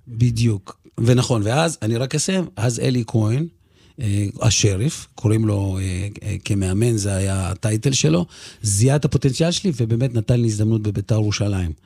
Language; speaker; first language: Hebrew; early bilingual, other home language; Russian